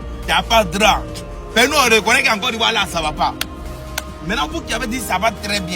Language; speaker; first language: French; native; French